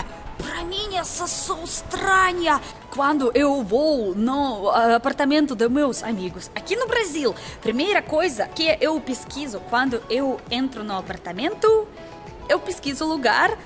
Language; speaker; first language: Portuguese; non-native, learner; Russian